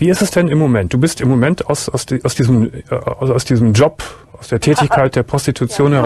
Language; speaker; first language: German; native; German